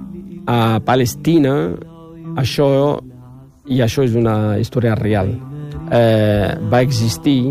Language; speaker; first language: Catalan; non-native, fluent; Riffian